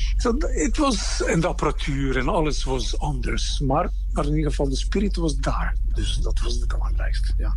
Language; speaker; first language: Dutch; non-native, fluent; Serbian